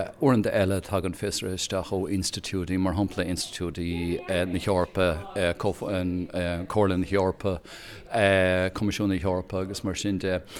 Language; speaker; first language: Irish; native; Irish